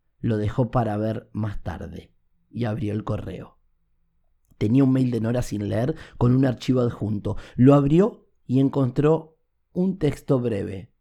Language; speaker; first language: Spanish; native; Spanish